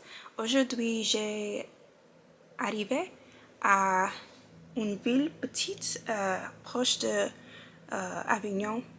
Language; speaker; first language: French; non-native, learner; English